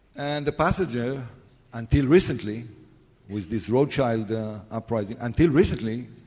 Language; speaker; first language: English; non-native, fluent; Hebrew